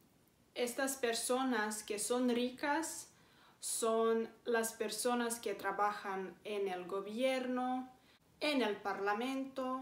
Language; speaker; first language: Spanish; non-native, fluent; Romanian